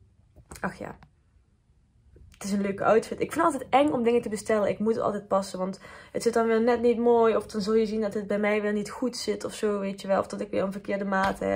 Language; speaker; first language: Dutch; native; Dutch